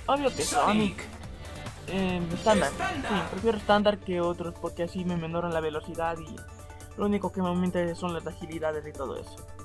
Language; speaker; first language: Spanish; native; Spanish